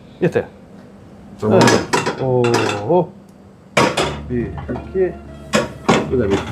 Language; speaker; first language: Turkish; non-native, learner; French